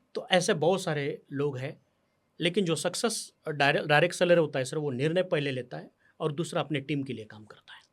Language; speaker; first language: Hindi; non-native, local second language; Marathi